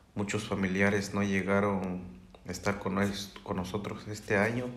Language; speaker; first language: Spanish; non-native, local second language; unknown